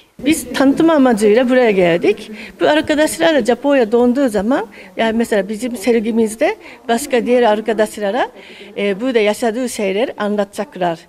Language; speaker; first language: Turkish; non-native, fluent; Japanese